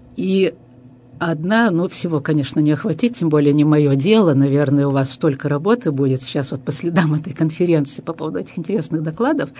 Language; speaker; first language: Russian; early bilingual, heritage; Russian